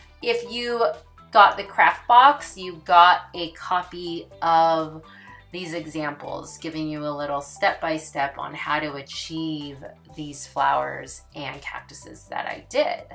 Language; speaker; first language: English; native; English